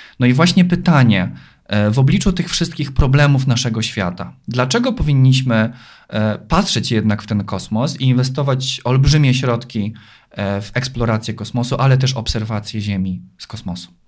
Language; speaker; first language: Polish; native; Polish